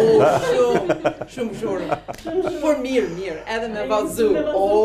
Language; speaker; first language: Albanian; non-native, learner; English